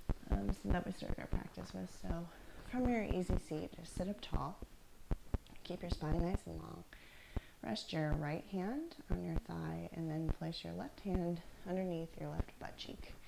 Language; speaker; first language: English; native; English